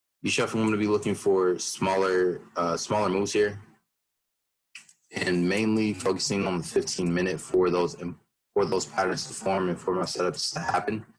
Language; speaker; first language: English; native; English